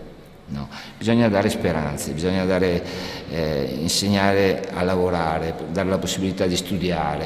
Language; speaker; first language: Italian; native; Italian